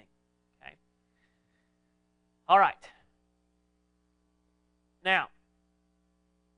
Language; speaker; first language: English; native; English